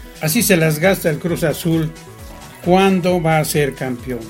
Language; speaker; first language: Spanish; native; Spanish